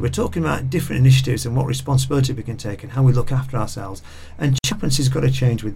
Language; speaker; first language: English; native; English